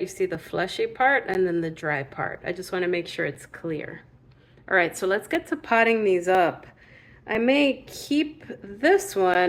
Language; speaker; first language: English; native; English